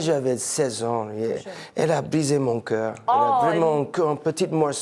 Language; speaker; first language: French; non-native, fluent; English